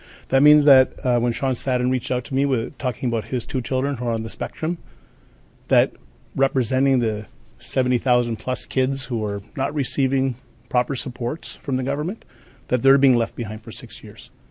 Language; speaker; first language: English; native; English